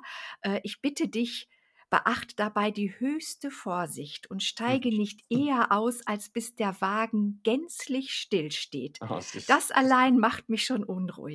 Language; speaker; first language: German; native; German